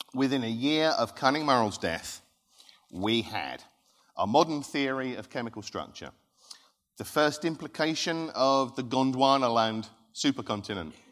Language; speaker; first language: English; native; English